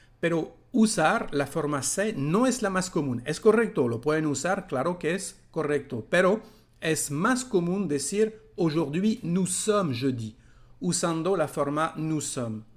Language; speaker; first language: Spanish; non-native, fluent; French